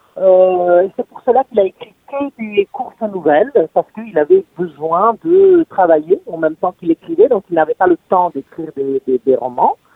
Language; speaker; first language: French; non-native, fluent; Italian